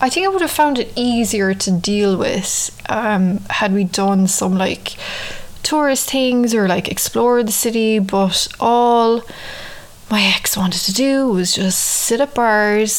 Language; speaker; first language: English; native; English